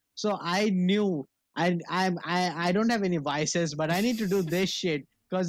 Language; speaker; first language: English; non-native, local second language; Bangla